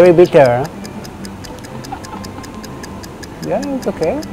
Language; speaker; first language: English; non-native, learner; French